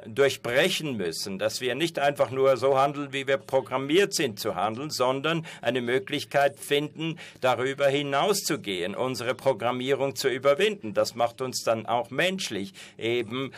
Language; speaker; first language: German; non-native, fluent; Persian